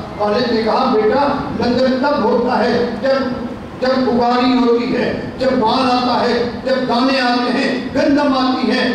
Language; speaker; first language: Urdu; non-native, local second language; Punjabi